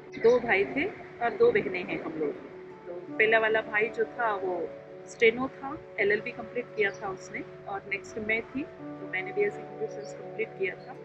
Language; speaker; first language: Hindi; non-native, local second language; Telugu